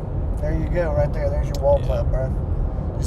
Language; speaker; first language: English; native; English